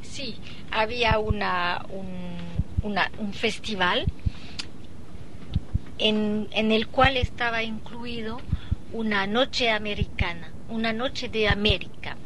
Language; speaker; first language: Spanish; non-native, fluent; French